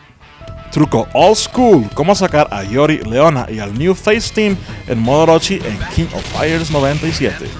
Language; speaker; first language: Spanish; native; Spanish